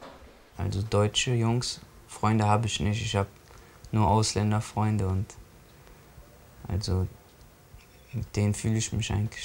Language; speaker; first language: German; early bilingual, other home language; Turkish